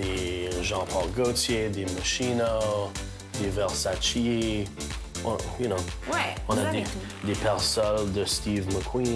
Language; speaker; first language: French; non-native, local second language; English